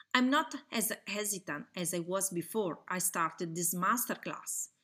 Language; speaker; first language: English; non-native, fluent; Italian